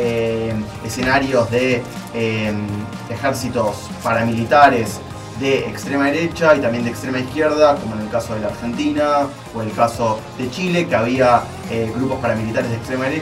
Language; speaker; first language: Spanish; native; Spanish